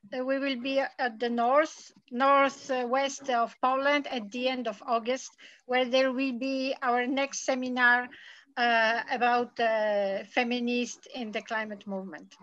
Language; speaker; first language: English; non-native, fluent; Polish